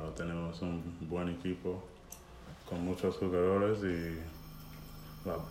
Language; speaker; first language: Spanish; non-native, learner; English